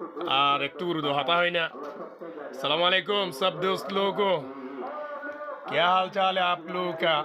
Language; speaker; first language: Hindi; non-native, fluent; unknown